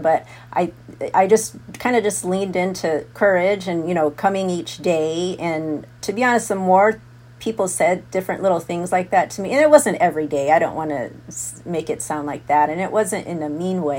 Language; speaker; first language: English; native; English